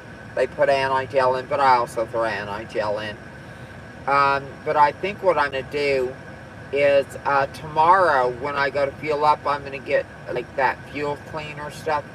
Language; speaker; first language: English; native; English